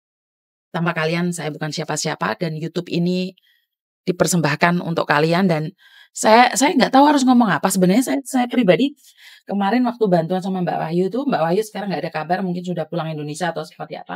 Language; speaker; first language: Indonesian; non-native, local second language; Javanese